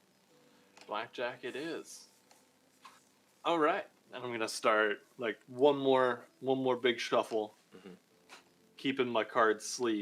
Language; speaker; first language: English; native; English